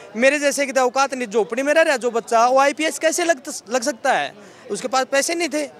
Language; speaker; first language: Hindi; native; Hindi